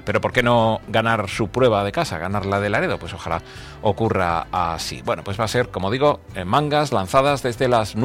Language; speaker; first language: Spanish; native; Spanish